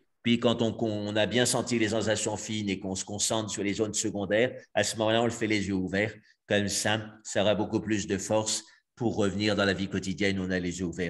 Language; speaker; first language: French; native; French